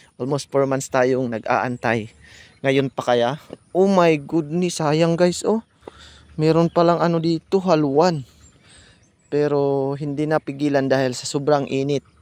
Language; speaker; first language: Filipino; non-native, local second language; Cebuano